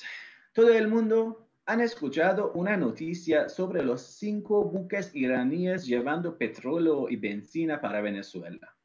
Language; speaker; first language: Spanish; non-native, fluent; Persian